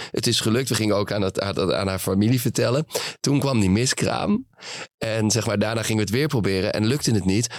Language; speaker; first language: Dutch; native; Dutch